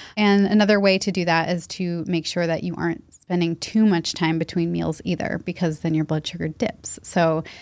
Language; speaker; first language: English; native; English